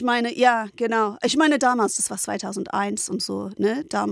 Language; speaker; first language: German; non-native, fluent; English